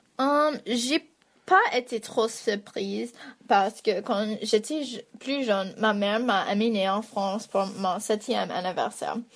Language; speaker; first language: French; non-native, fluent; English